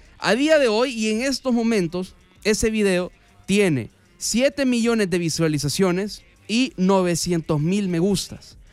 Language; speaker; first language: Spanish; native; Spanish